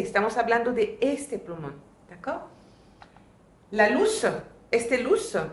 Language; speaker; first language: Spanish; non-native, fluent; French